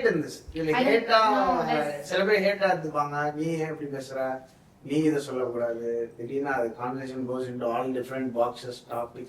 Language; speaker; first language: Tamil; native; Tamil